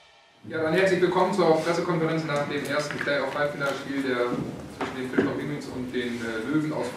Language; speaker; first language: German; native; German